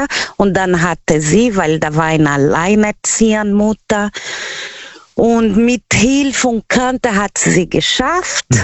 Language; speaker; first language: German; non-native, fluent; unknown